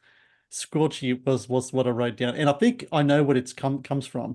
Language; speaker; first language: English; native; English